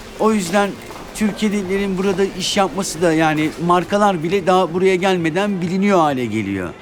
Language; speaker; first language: Turkish; native; Turkish